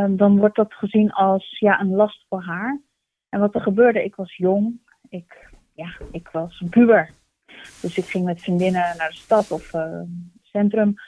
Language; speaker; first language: Dutch; early bilingual, other home language; Turkish